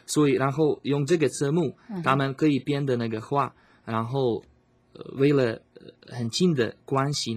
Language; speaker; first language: Chinese; non-native, learner; Slovak